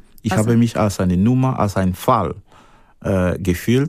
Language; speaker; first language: German; non-native, fluent; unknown